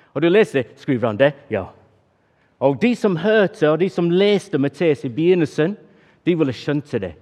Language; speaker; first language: Norwegian; non-native, fluent; English